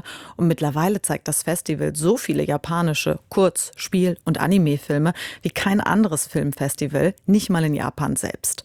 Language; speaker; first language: German; native; German